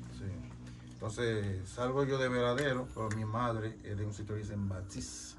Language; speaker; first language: Spanish; non-native, fluent; Haitian Creole